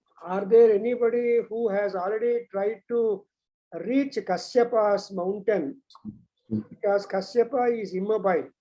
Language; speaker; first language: English; non-native, local second language; Telugu